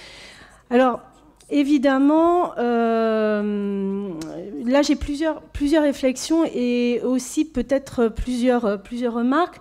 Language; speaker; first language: French; native; French